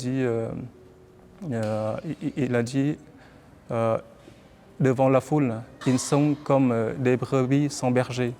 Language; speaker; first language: French; non-native, fluent; Vietnamese